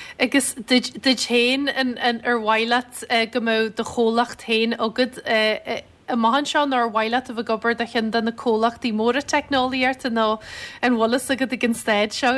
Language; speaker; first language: Irish; native; Irish